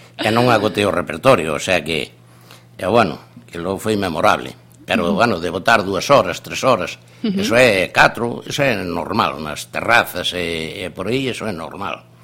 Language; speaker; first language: Galician; native; Galician